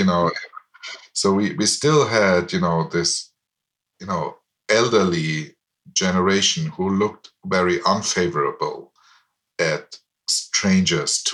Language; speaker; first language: English; non-native, fluent; German